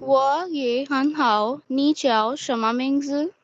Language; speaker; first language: Chinese; non-native, learner; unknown